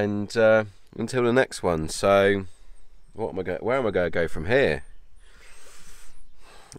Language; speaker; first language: English; native; English